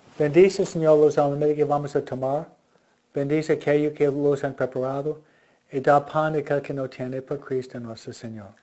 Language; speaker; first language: Spanish; non-native, fluent; English